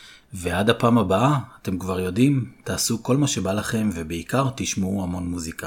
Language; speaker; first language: Hebrew; native; Hebrew